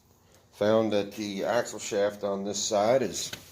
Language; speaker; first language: English; native; English